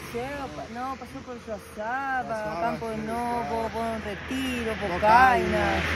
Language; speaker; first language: Portuguese; non-native, learner; Spanish